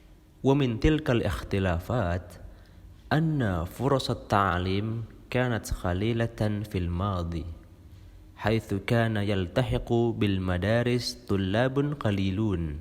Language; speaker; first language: Arabic; non-native, fluent; Indonesian